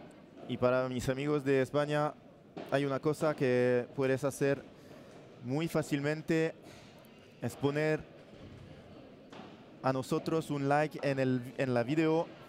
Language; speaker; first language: Spanish; non-native, learner; French